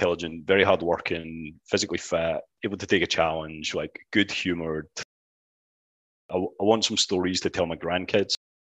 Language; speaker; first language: English; native; English